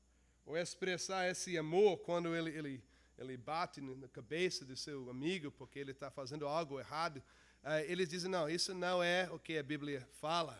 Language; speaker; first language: Portuguese; non-native, fluent; English